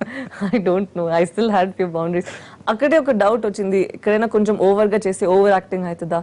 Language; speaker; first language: Telugu; non-native, fluent; Tamil